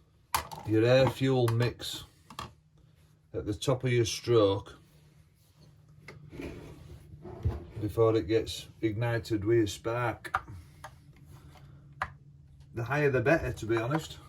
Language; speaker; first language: English; native; English